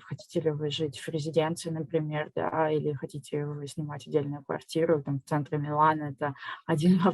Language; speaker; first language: Russian; native; Russian